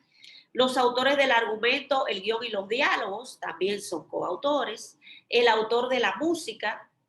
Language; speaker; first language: Spanish; native; Spanish